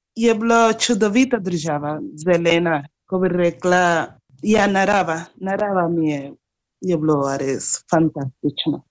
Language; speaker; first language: Slovenian; non-native, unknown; Spanish